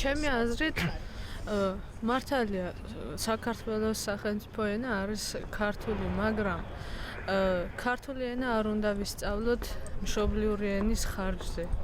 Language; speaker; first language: Georgian; non-native, local second language; Armenian